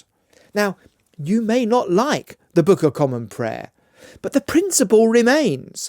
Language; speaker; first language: English; native; English